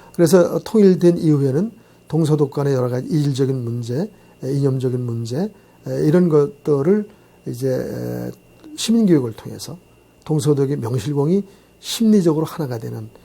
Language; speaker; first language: Korean; native; Korean